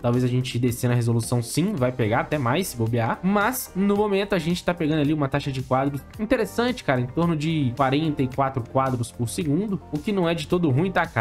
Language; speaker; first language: Portuguese; native; Portuguese